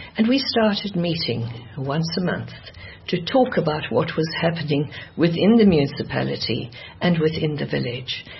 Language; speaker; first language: English; early bilingual, other home language; Dutch